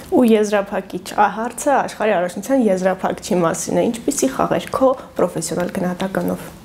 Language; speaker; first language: Armenian; native; Armenian